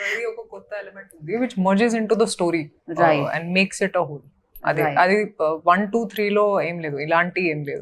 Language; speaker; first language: Telugu; non-native, local second language; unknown